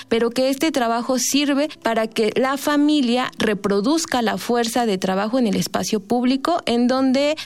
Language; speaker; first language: Spanish; native; Spanish